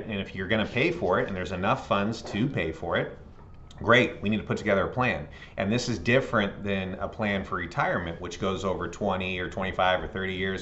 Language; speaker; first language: English; native; English